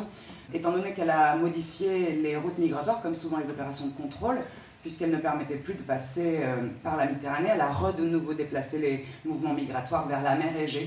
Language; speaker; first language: French; native; French